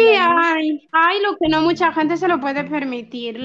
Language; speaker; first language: Spanish; early bilingual, other home language; Arabic